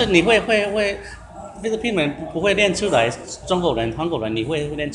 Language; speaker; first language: Chinese; non-native, learner; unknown